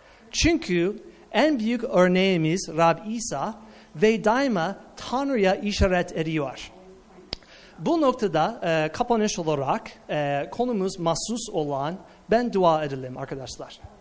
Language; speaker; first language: Turkish; non-native, fluent; English